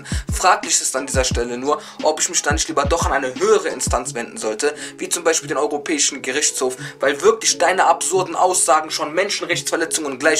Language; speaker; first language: German; native; German